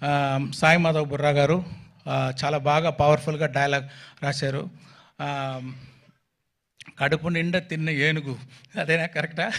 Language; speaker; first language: Telugu; non-native, fluent; Tamil